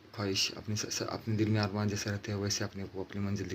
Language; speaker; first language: Hindi; non-native, local second language; Marathi